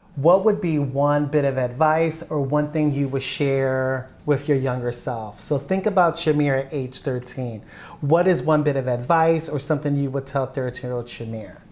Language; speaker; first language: English; native; English